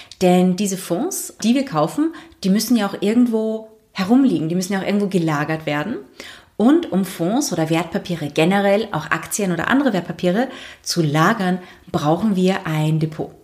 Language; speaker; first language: German; native; German